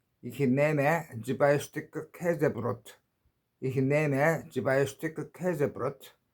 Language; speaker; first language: German; non-native, learner; Korean